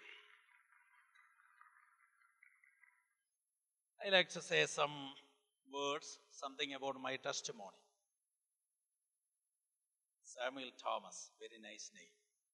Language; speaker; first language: English; non-native, local second language; Malayalam